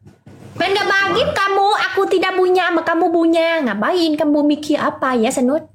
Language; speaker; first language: Indonesian; non-native, learner; Vietnamese